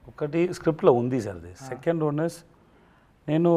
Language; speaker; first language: Telugu; non-native, local second language; Tamil